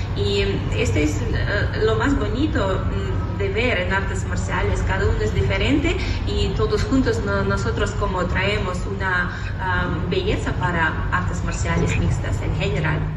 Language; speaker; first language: Spanish; non-native, fluent; Russian